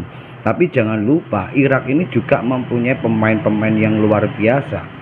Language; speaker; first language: Indonesian; native; Indonesian